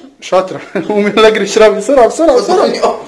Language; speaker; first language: Arabic; native; Arabic